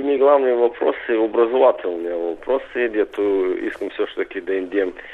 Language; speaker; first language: Bulgarian; early bilingual, heritage; Bulgarian